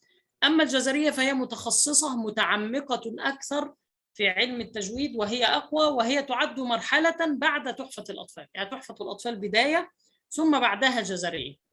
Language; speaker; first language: Arabic; native; Arabic